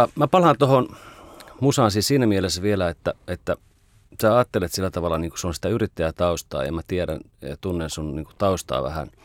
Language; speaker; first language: Finnish; native; Finnish